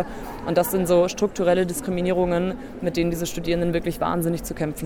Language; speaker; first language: German; native; German